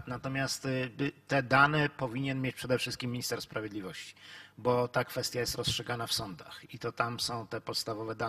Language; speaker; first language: Polish; native; Polish